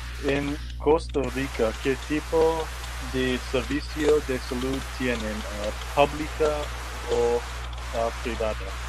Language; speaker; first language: Spanish; non-native, learner; English